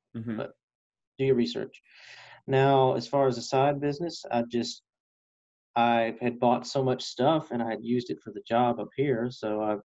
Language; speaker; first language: English; native; English